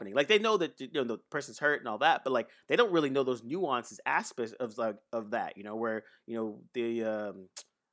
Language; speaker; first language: English; native; English